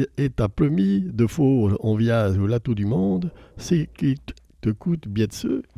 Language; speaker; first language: French; native; French